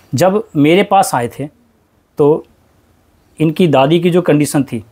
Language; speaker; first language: Hindi; native; Hindi